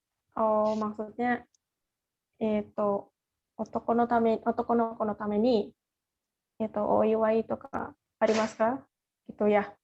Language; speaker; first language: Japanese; non-native, fluent; Indonesian